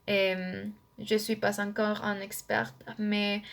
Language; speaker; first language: French; non-native, learner; Spanish